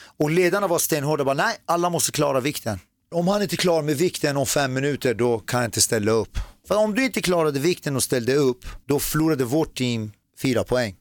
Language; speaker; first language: Swedish; early bilingual, other home language; Persian